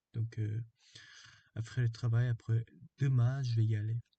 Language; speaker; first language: French; non-native, learner; Korean